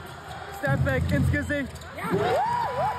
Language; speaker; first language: German; native; German